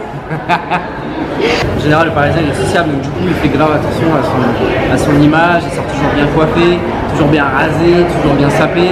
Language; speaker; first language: French; native; French